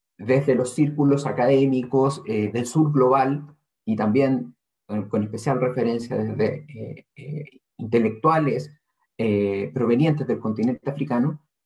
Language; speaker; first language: Spanish; native; Spanish